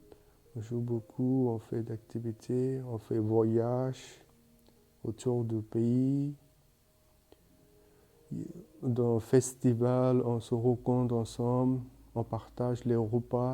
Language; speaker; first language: French; non-native, learner; Bangla